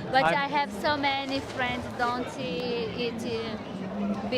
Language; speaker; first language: English; non-native, learner; Portuguese